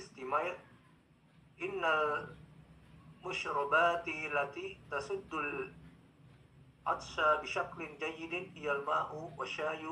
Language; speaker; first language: Arabic; non-native, learner; Indonesian